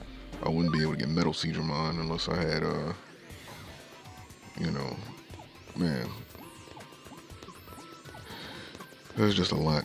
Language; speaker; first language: English; native; English